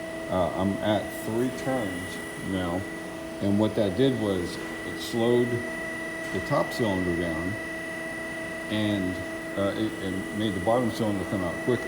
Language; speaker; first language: English; native; English